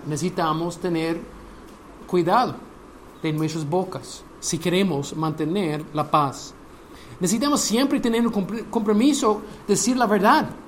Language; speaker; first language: Spanish; non-native, learner; English